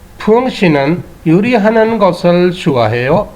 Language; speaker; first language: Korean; non-native, fluent; Urdu